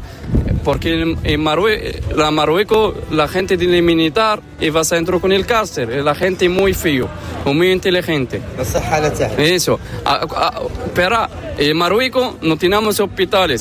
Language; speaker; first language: Spanish; non-native, learner; Arabic